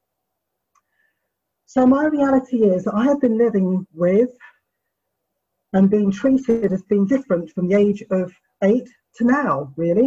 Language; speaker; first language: English; native; English